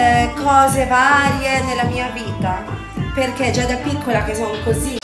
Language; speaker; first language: Italian; early bilingual, other home language; Filipino